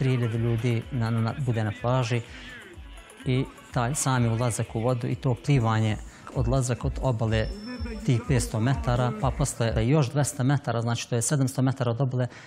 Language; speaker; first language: Croatian; native; Croatian